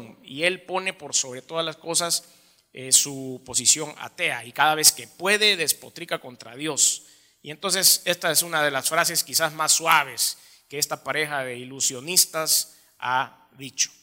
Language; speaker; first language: Spanish; native; Spanish